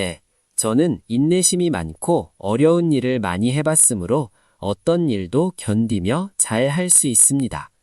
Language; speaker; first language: Korean; non-native, learner; Nepali